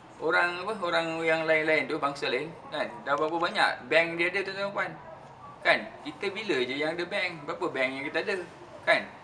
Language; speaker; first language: Malay; native; Malay